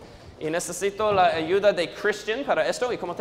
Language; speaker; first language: Spanish; non-native, learner; English